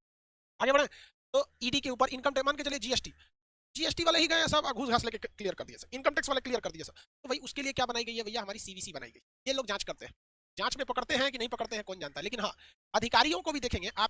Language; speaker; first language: Hindi; native; Hindi